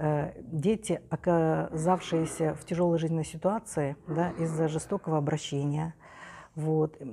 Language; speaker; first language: Russian; native; Russian